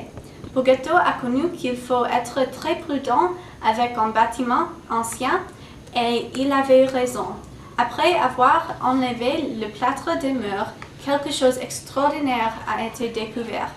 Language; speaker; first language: French; non-native, learner; English